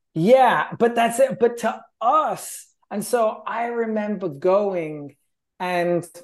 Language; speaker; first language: English; native; English